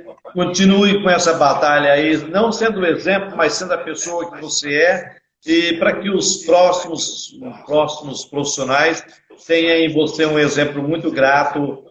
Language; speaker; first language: Portuguese; native; Portuguese